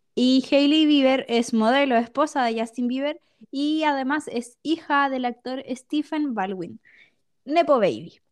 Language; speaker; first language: Spanish; native; Spanish